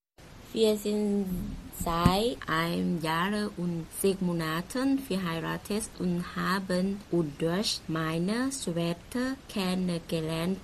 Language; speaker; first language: German; non-native, fluent; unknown